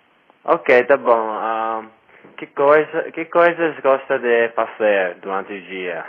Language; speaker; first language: Portuguese; non-native, learner; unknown